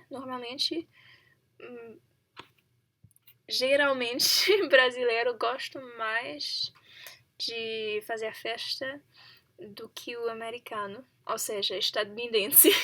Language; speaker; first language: Portuguese; non-native, learner; English